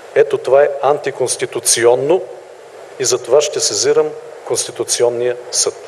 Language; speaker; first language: Bulgarian; native; Bulgarian